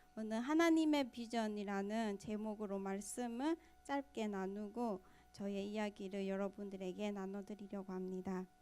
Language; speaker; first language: Korean; non-native, fluent; Burmese